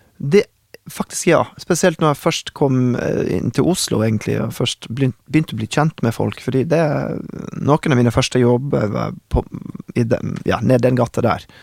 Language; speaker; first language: Norwegian; non-native, fluent; English